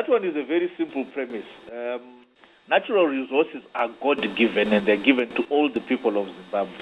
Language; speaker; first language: English; non-native, local second language; Shona